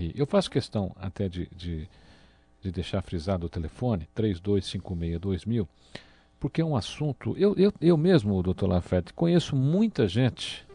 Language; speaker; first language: Portuguese; native; Portuguese